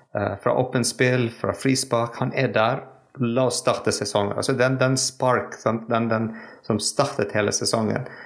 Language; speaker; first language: Norwegian; non-native, fluent; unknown